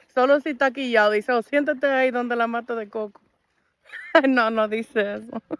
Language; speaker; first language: Spanish; non-native, fluent; English